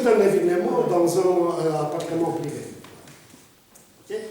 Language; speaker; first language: French; non-native, fluent; Russian